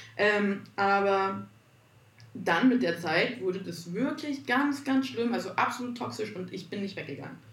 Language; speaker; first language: German; native; German